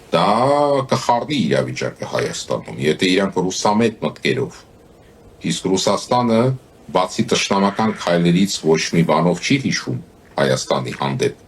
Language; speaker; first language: Armenian; native; Armenian